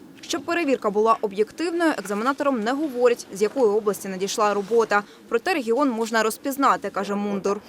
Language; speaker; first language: Ukrainian; native; Ukrainian